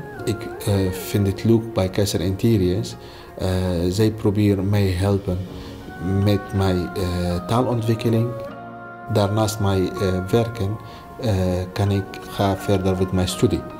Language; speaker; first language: Dutch; non-native, learner; Arabic